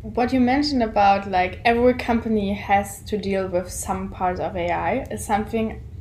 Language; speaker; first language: English; non-native, fluent; German